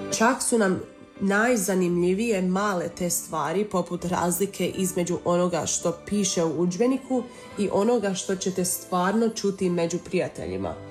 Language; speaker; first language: Serbian; early bilingual, heritage; Croatian